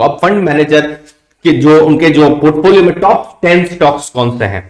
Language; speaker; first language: Hindi; native; Hindi